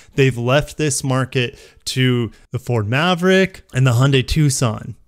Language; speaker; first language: English; native; English